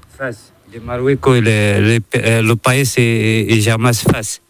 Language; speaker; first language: Spanish; non-native, learner; Arabic